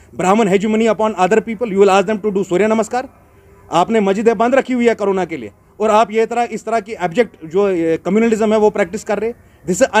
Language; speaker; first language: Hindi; non-native, local second language; Kashmiri